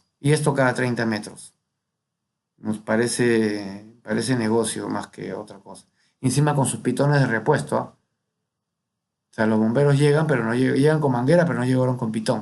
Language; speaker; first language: Spanish; native; Spanish